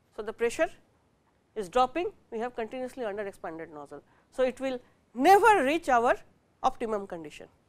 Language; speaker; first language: English; non-native, local second language; Bangla